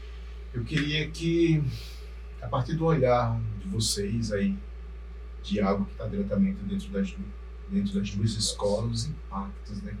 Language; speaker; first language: Portuguese; native; Portuguese